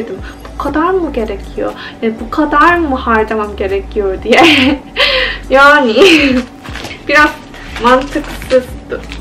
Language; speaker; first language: Turkish; non-native, fluent; Korean